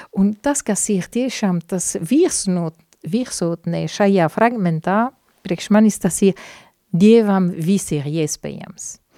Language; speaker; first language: Latvian; non-native, fluent; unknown